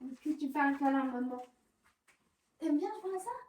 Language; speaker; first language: French; non-native, fluent; Amharic